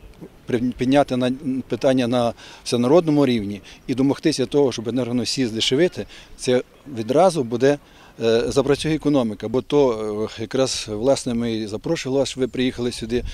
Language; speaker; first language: Ukrainian; native; Ukrainian